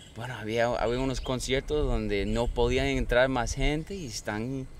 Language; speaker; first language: Spanish; non-native, fluent; English